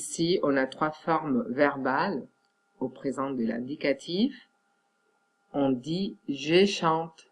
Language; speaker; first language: French; non-native, fluent; Catalan